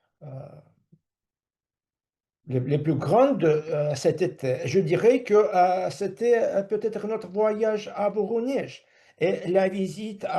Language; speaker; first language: French; non-native, fluent; Russian